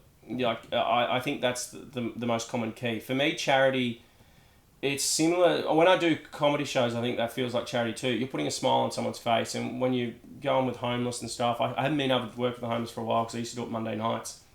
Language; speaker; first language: English; native; English